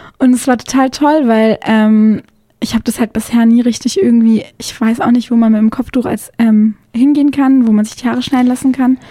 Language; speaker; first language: German; native; German